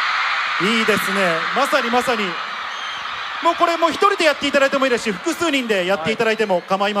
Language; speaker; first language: Japanese; native; Japanese